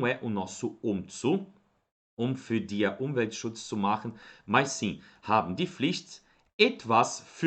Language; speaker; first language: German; non-native, fluent; Portuguese